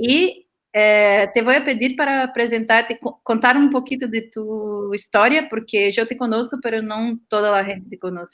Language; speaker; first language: Spanish; non-native, fluent; Portuguese